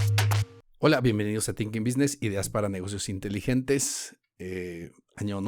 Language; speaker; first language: Spanish; native; Spanish